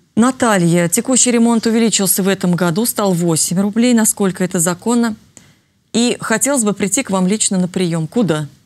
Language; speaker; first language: Russian; native; Russian